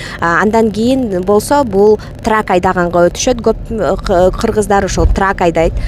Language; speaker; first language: Kyrgyz; native; Kyrgyz